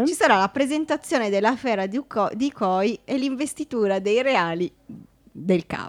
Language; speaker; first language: Italian; native; Italian